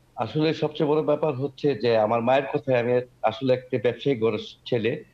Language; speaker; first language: Bangla; native; Bangla